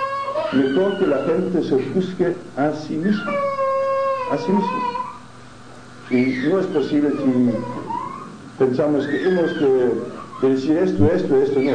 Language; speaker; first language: Spanish; non-native, fluent; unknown